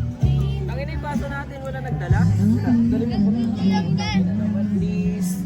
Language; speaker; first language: Filipino; native; Filipino